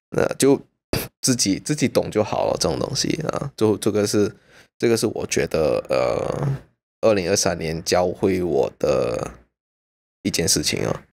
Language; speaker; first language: Chinese; native; Chinese